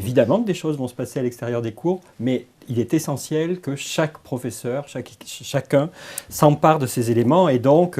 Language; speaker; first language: French; native; French